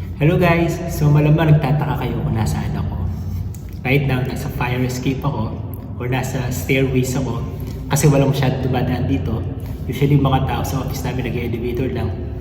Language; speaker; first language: Filipino; native; Filipino